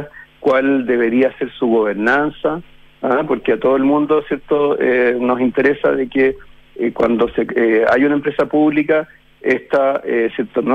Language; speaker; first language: Spanish; native; Spanish